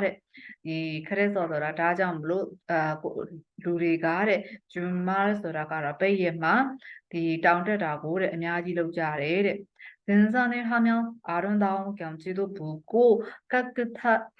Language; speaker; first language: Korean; non-native, fluent; Burmese